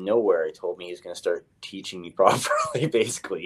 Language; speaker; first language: English; native; English